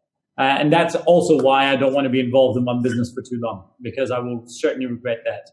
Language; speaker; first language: English; native; English